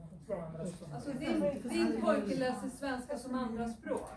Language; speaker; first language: Swedish; native; Swedish